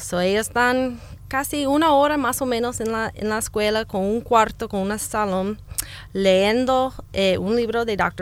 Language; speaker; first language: Spanish; non-native, fluent; English